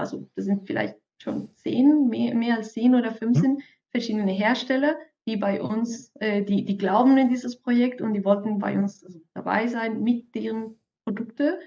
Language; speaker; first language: German; non-native, fluent; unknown